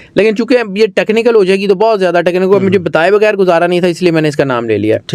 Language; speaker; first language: Urdu; non-native, local second language; Punjabi